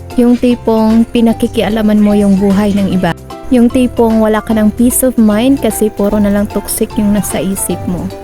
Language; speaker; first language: Filipino; non-native, local second language; Cebuano